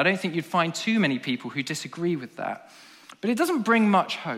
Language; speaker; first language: English; native; English